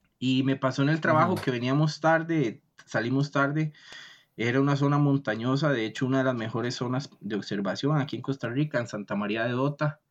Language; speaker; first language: Spanish; native; Spanish